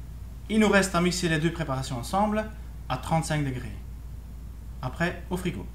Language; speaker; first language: French; native; French